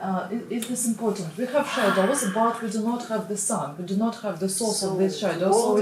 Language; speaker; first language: English; non-native, fluent; Russian